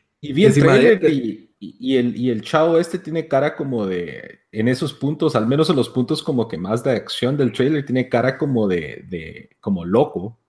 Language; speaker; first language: Spanish; native; Spanish